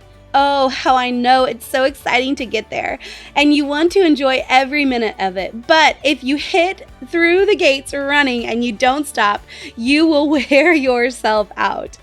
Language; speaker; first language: English; native; English